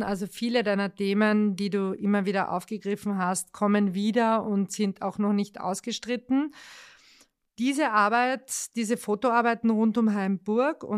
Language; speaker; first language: German; native; German